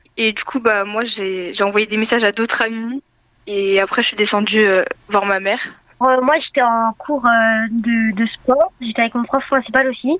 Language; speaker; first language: French; native; French